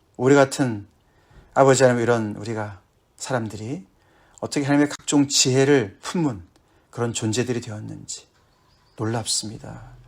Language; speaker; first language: Korean; native; Korean